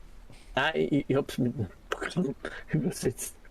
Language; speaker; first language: German; native; German